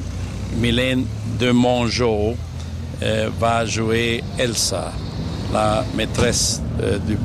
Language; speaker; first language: French; non-native, fluent; German